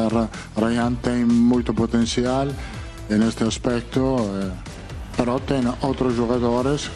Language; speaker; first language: Portuguese; non-native, fluent; Italian